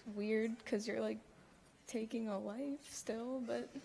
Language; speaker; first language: English; native; English